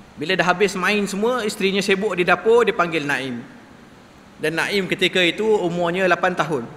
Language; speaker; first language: Malay; native; Malay